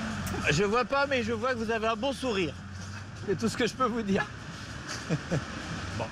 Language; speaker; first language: French; native; French